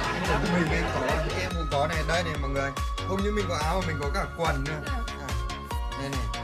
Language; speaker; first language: Vietnamese; native; Vietnamese